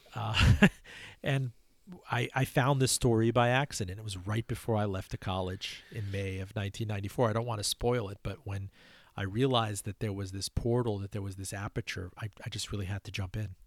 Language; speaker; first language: English; early bilingual, other home language; Persian